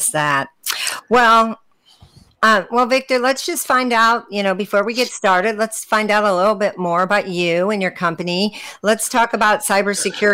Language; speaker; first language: English; native; English